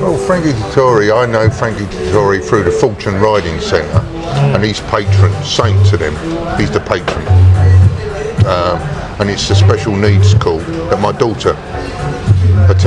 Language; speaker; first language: English; native; English